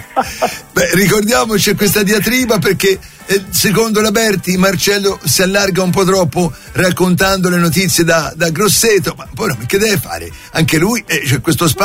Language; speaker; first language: Italian; native; Italian